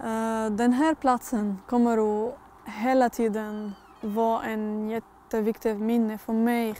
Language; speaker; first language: Swedish; non-native, fluent; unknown